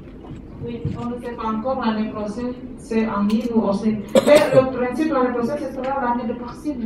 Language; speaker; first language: French; non-native, learner; Indonesian